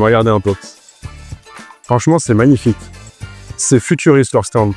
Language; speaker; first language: French; native; French